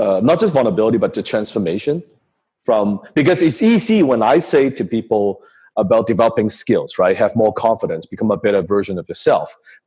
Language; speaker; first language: English; non-native, local second language; Cantonese